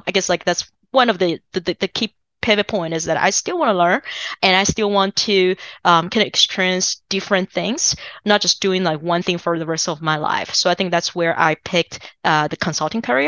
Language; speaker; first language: English; non-native, fluent; Chinese